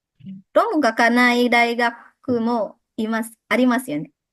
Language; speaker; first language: Japanese; non-native, fluent; Indonesian